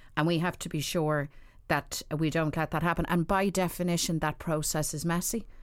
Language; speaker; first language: English; native; English